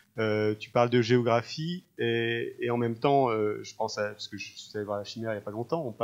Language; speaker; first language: French; native; French